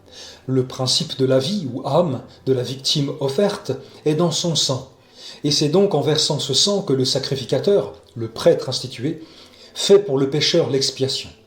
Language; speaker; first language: French; native; French